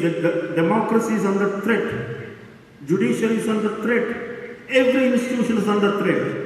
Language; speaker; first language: English; non-native, local second language; Malayalam